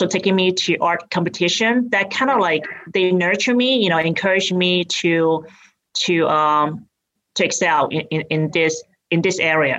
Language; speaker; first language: English; native; English